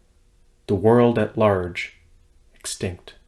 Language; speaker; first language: English; native; English